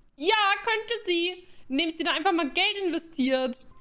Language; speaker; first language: German; native; German